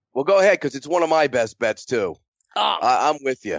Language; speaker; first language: English; native; English